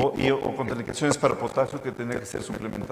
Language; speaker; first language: Spanish; native; Spanish